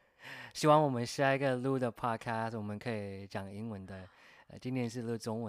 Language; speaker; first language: Chinese; non-native, fluent; English